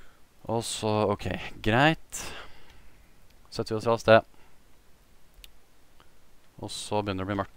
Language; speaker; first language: Norwegian; native; Norwegian